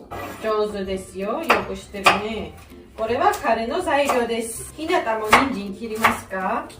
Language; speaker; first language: Japanese; non-native, learner; Georgian